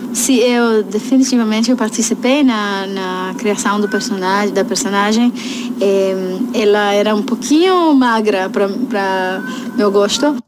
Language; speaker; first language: Portuguese; non-native, fluent; Spanish